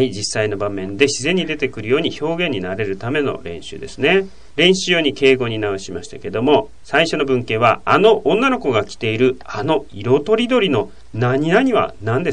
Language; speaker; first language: Japanese; native; Japanese